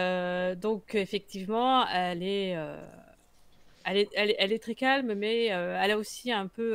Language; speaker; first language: French; native; French